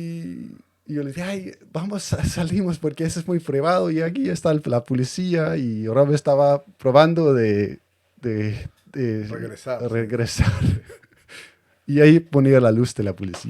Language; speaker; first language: Spanish; non-native, fluent; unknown